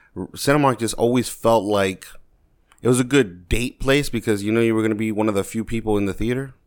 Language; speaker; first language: English; native; English